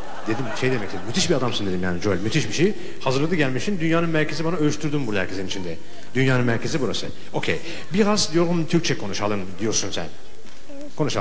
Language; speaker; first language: Turkish; native; Turkish